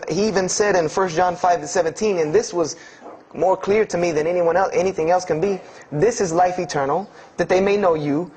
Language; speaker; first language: English; native; English